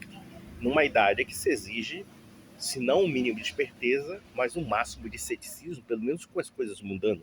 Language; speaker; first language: Portuguese; native; Portuguese